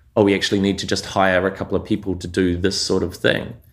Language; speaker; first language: English; native; English